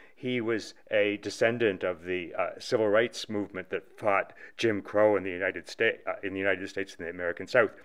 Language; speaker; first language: English; native; English